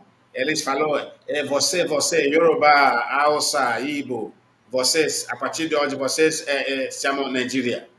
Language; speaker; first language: Portuguese; non-native, learner; Igbo